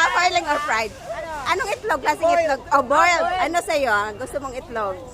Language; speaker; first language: Filipino; non-native, local second language; Cebuano